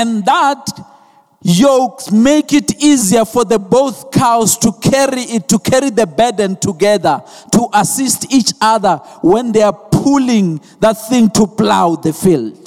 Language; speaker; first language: English; non-native, local second language; Venda